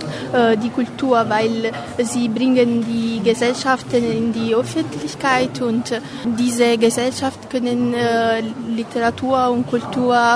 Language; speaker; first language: German; non-native, fluent; Italian